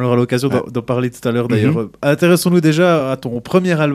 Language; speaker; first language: French; native; French